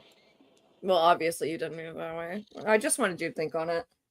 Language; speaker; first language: English; native; English